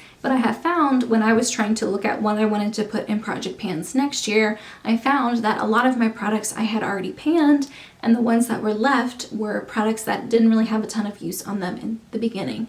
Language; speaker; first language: English; native; English